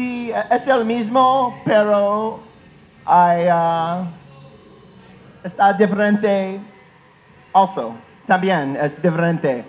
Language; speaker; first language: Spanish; non-native, learner; English